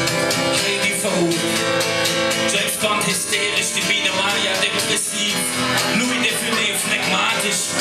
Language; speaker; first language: German; native; German